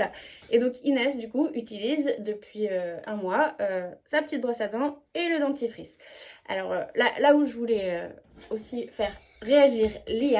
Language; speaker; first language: French; native; French